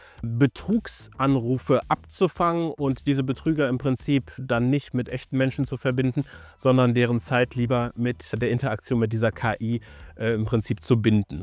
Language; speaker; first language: German; native; German